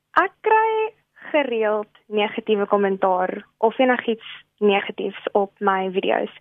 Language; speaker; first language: Afrikaans; non-native, local second language; Tswana